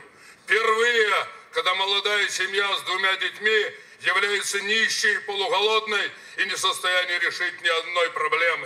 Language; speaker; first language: Russian; native; Russian